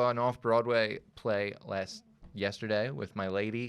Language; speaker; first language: English; native; English